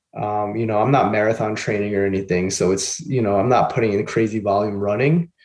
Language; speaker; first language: English; native; English